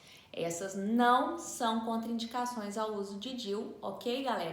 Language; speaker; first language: Portuguese; native; Portuguese